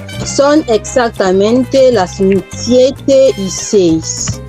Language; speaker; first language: Spanish; non-native, fluent; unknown